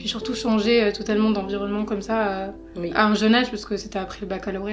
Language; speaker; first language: French; native; French